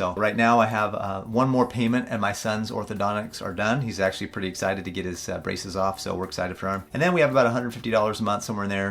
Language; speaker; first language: English; native; English